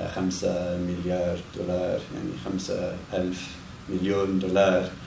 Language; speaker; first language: Arabic; non-native, learner; English